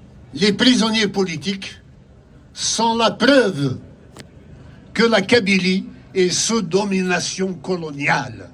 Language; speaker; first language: French; non-native, local second language; Kabyle